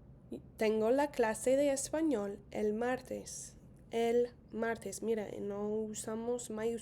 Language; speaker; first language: Spanish; non-native, fluent; English